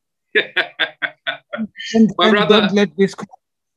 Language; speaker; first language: English; non-native, local second language; Tswana